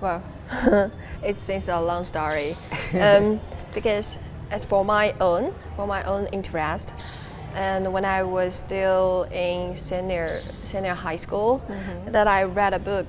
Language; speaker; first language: English; non-native, learner; Chinese